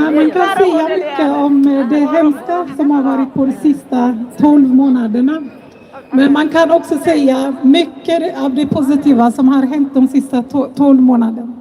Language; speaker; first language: Swedish; non-native, fluent; Tigrinya